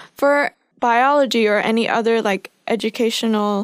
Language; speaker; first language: English; non-native, fluent; Khmer